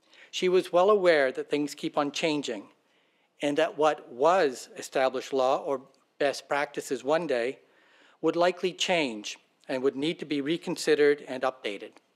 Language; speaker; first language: English; native; English